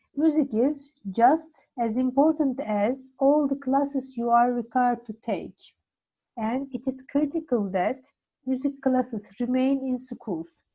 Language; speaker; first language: English; non-native, fluent; Turkish